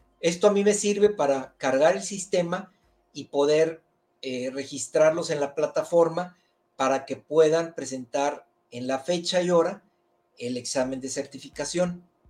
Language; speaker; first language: Spanish; native; Spanish